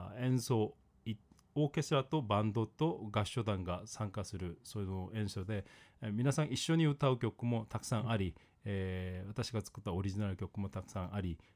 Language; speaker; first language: Japanese; non-native, fluent; Korean